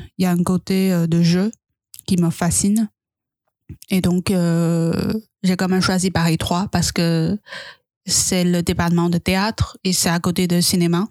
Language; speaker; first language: French; non-native, fluent; Chinese